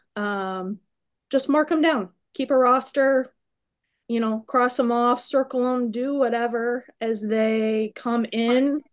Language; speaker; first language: English; native; English